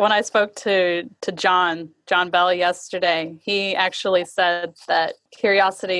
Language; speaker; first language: English; native; English